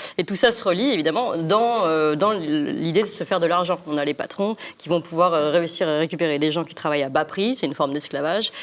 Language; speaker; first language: French; native; French